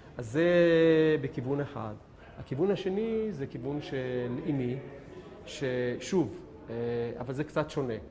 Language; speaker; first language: Hebrew; native; Hebrew